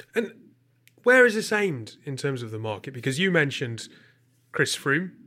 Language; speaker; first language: English; native; English